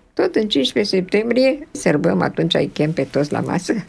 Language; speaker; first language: Romanian; early bilingual, other home language; French